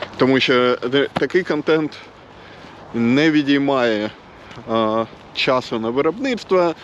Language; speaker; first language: Ukrainian; non-native, local second language; Russian